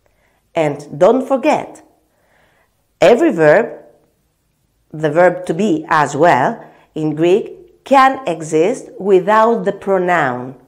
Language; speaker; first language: English; non-native, fluent; Greek